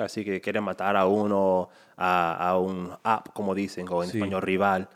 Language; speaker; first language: Spanish; non-native, fluent; English